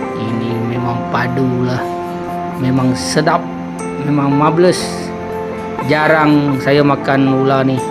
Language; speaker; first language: Malay; non-native, local second language; Iban